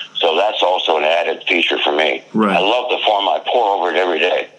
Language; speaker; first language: English; native; English